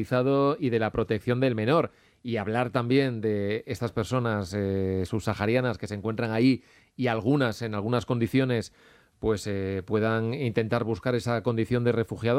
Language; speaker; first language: Spanish; native; Spanish